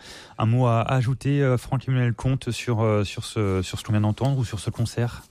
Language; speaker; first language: French; native; French